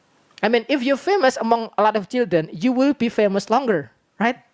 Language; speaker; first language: English; non-native, learner; Indonesian